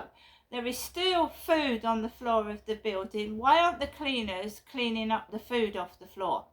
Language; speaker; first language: English; native; English